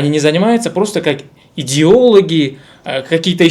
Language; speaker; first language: Russian; native; Russian